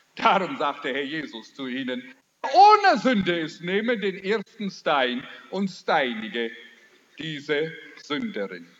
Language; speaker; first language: German; early bilingual, heritage; German